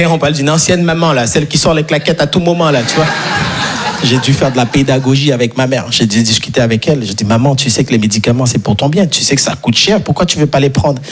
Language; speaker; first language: French; non-native, local second language; Haitian Creole